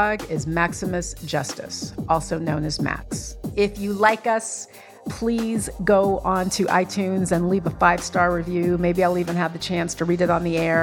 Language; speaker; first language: English; native; English